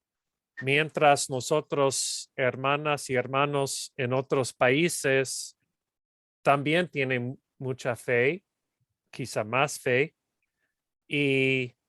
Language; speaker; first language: Spanish; non-native, fluent; English